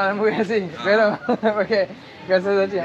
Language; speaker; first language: Spanish; non-native, learner; French